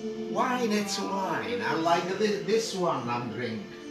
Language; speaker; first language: English; non-native, learner; Italian